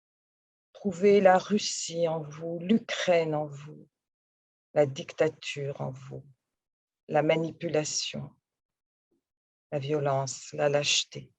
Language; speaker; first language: French; native; French